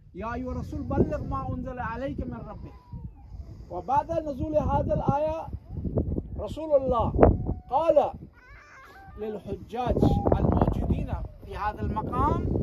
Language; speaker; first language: Arabic; non-native, learner; Persian